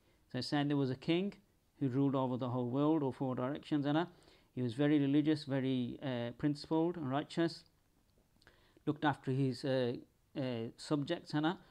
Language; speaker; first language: English; early bilingual, other home language; Punjabi